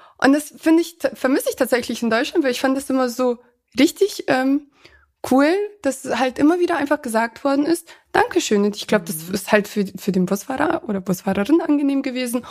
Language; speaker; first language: German; early bilingual, other home language; Russian